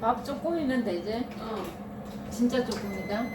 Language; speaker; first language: Korean; early bilingual, heritage; Japanese